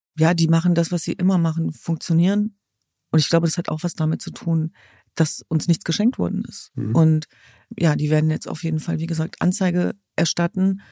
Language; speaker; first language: German; early bilingual, other home language; Kurdish